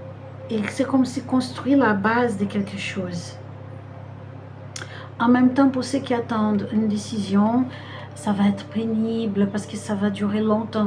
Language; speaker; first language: French; non-native, fluent; Portuguese